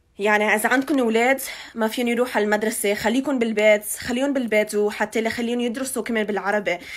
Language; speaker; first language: Arabic; early bilingual, heritage; Arabic